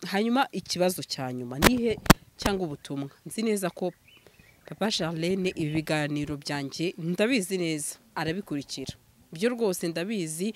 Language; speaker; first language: Kinyarwanda; native; Kinyarwanda